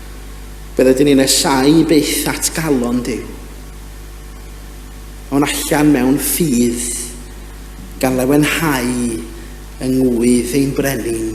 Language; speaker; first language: Welsh; native; Welsh